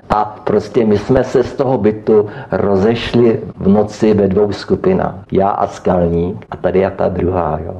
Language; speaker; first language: Czech; native; Czech